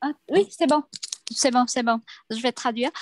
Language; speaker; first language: French; non-native, fluent; Vietnamese